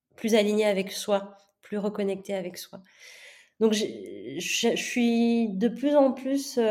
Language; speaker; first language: French; non-native, local second language; Gujarati